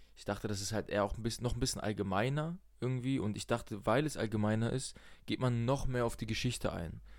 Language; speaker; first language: German; early bilingual, other home language; Russian